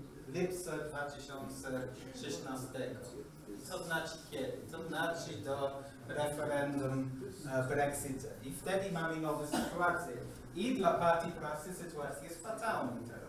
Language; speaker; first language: Polish; non-native, learner; English